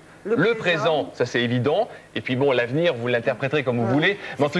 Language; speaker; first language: French; native; French